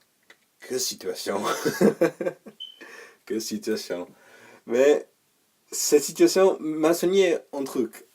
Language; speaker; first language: French; non-native, learner; English